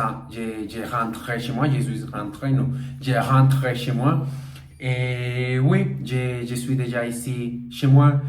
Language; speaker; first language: French; non-native, learner; Portuguese